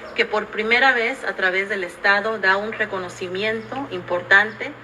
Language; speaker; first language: Spanish; early bilingual, other home language; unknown